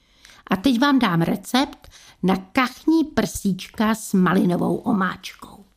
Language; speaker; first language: Czech; native; Czech